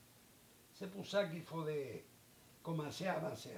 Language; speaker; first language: French; non-native, learner; Spanish